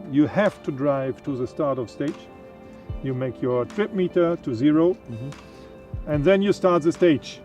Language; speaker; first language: English; non-native, fluent; German